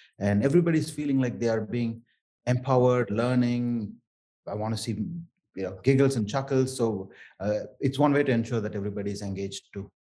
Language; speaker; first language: English; non-native, local second language; Tamil